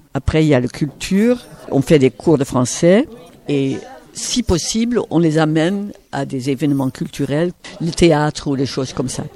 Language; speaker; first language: French; native; French